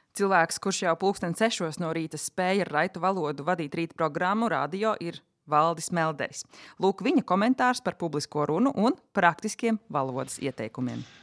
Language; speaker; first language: Latvian; native; Latvian